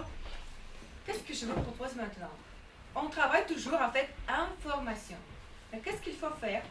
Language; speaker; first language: French; non-native, fluent; Russian